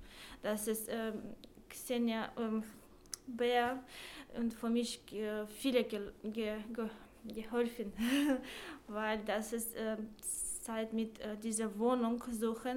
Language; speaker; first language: German; non-native, learner; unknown